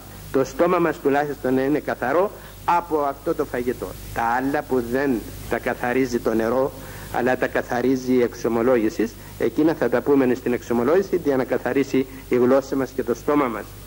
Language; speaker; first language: Greek; native; Greek